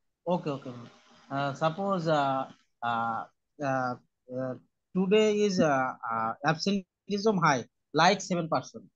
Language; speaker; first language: English; non-native, learner; Bangla